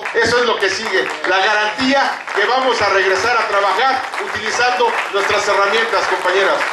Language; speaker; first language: Spanish; native; Spanish